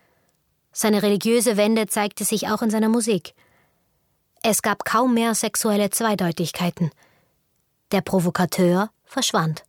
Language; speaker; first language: German; native; German